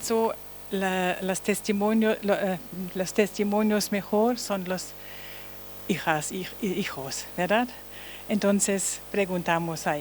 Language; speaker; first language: Spanish; non-native, learner; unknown